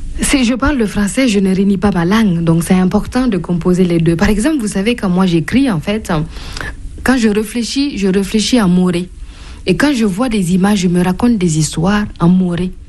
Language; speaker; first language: French; non-native, local second language; Mossi